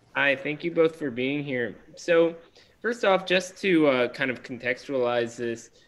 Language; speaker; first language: English; native; English